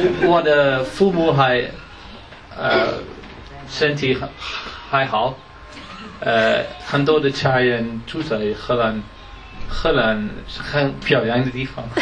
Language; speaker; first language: Chinese; non-native, learner; Dutch